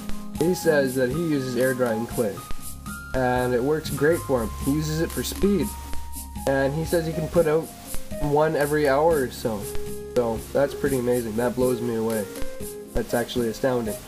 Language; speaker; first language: English; native; English